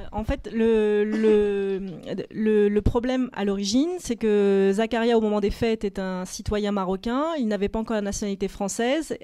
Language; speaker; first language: French; native; French